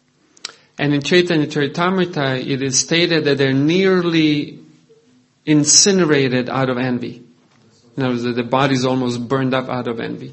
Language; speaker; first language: English; non-native, fluent; Croatian